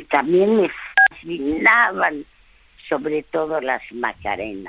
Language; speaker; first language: Spanish; early bilingual, other home language; French